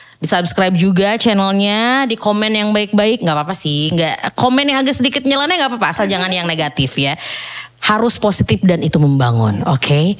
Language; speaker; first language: Indonesian; native; Indonesian